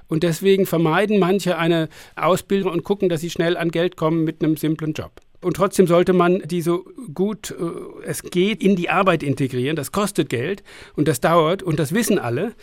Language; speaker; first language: German; native; German